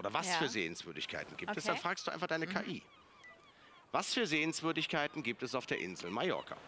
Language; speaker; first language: German; native; German